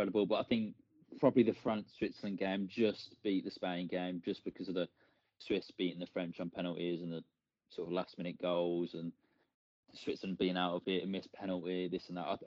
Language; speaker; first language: English; native; English